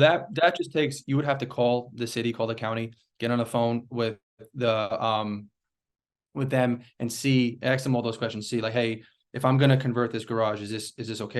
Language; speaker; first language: English; native; English